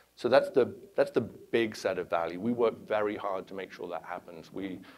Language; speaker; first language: English; native; English